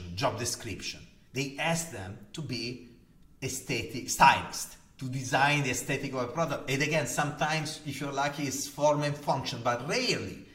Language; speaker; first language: English; non-native, fluent; Italian